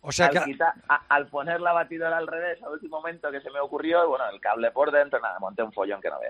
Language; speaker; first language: Spanish; native; Spanish